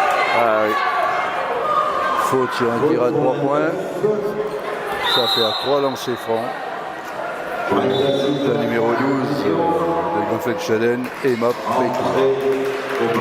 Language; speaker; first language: French; native; French